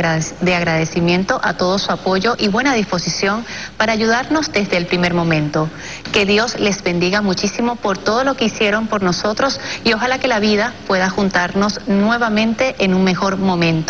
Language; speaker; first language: Spanish; native; Spanish